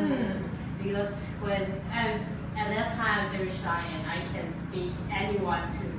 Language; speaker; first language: English; non-native, learner; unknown